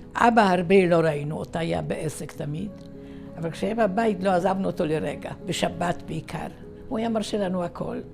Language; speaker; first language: Hebrew; non-native, fluent; Yiddish